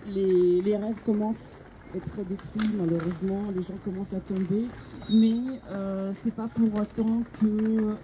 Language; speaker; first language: French; non-native, fluent; Ukrainian